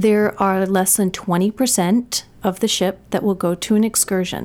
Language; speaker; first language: English; native; English